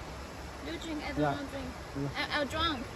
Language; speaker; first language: English; non-native, learner; Chinese